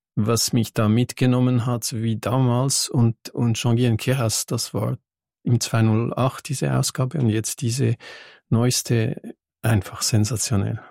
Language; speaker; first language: German; non-native, local second language; French